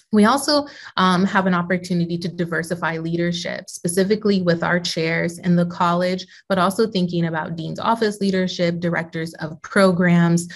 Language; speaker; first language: English; native; English